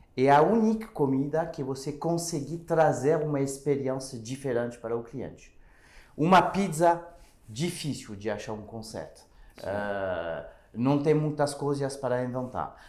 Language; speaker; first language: Portuguese; non-native, fluent; French